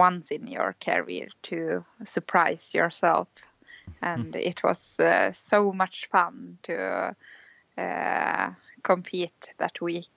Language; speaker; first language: English; non-native, fluent; Swedish